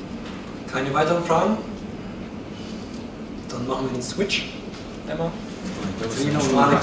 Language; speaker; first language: German; native; German